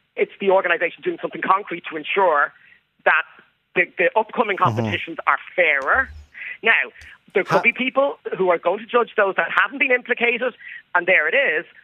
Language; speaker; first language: English; native; English